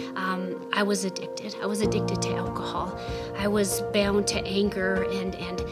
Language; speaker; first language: English; native; English